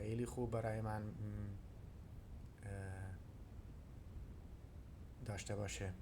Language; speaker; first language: Persian; non-native, learner; Dutch